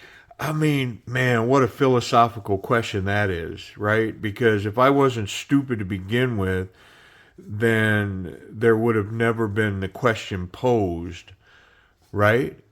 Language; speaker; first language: English; native; English